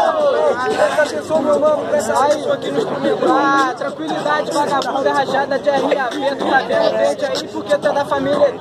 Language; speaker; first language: Portuguese; native; Portuguese